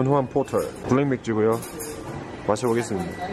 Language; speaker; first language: Korean; native; Korean